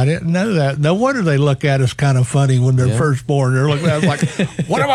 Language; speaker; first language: English; native; English